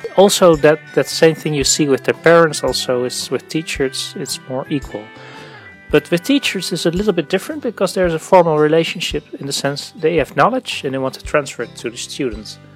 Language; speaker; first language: English; non-native, fluent; Dutch